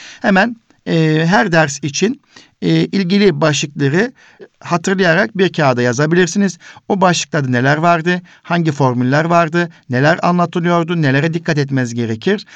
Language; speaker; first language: Turkish; native; Turkish